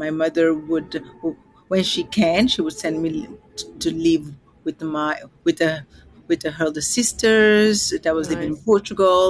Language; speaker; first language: English; non-native, fluent; Upper Guinea Crioulo